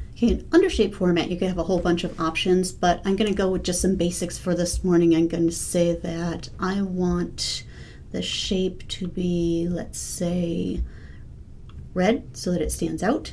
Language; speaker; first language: English; native; English